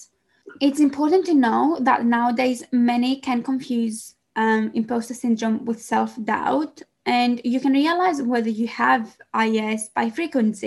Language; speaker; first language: English; non-native, fluent; Greek